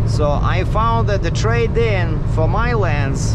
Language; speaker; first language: English; native; English